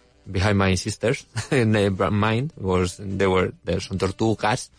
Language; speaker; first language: English; non-native, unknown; Spanish